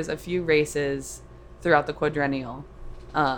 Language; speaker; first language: English; native; English